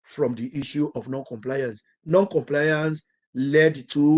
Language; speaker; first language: English; non-native, local second language; Yoruba